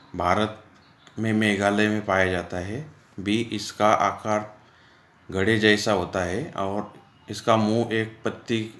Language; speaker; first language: Hindi; non-native, local second language; Marathi